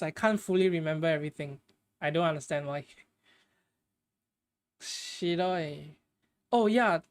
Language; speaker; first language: English; non-native, fluent; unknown